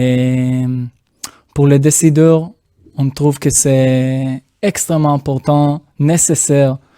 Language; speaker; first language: French; non-native, fluent; Hebrew